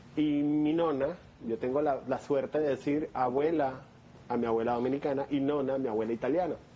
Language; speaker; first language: Spanish; native; Spanish